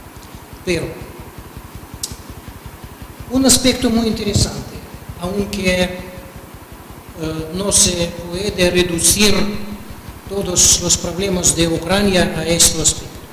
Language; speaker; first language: Spanish; non-native, fluent; Russian